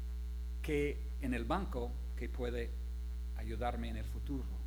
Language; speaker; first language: Spanish; non-native, fluent; English